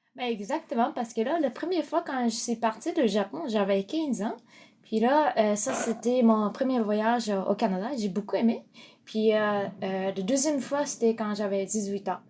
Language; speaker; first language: French; non-native, fluent; Japanese